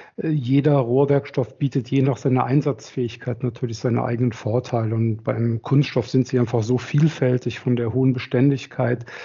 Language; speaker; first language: German; native; German